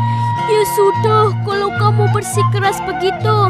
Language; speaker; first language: Indonesian; native; Indonesian